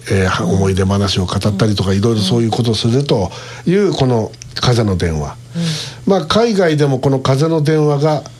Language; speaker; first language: Japanese; native; Japanese